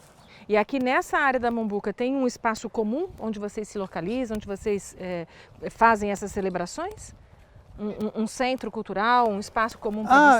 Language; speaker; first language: Portuguese; native; Portuguese